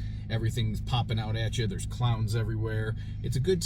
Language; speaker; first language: English; native; English